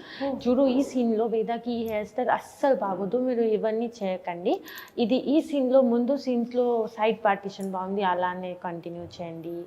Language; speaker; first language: Telugu; non-native, learner; Bangla